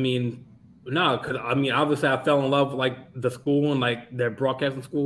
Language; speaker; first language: English; native; English